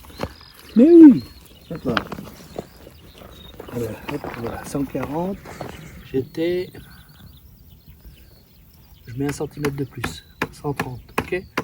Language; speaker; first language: French; native; French